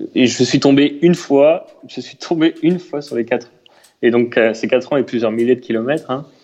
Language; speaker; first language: French; native; French